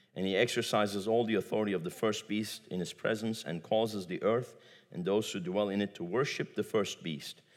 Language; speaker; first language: English; non-native, fluent; Turkish